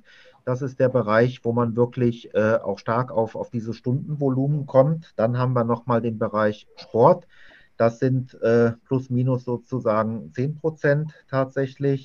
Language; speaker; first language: German; native; German